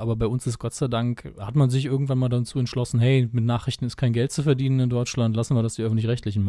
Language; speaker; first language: German; native; German